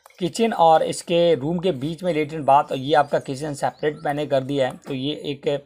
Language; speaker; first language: Hindi; native; Hindi